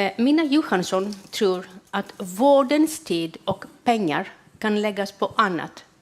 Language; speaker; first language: Swedish; non-native, fluent; Greek